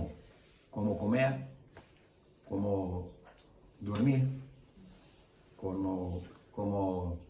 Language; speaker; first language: Spanish; non-native, learner; English